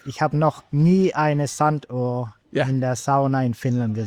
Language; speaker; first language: German; non-native, fluent; Finnish